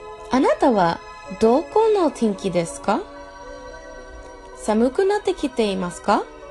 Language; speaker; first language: Japanese; non-native, learner; English